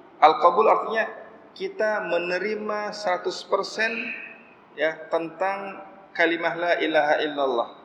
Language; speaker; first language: Malay; non-native, local second language; Achinese